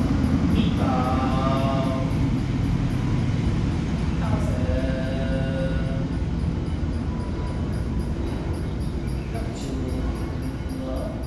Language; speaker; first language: Vietnamese; non-native, learner; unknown